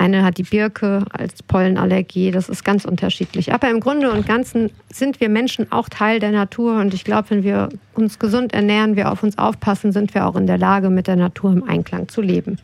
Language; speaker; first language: German; native; German